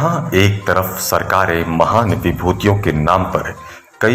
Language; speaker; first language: Hindi; native; Hindi